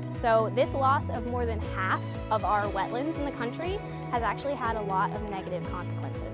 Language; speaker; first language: English; native; English